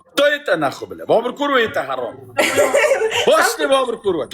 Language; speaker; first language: Russian; non-native, learner; Uzbek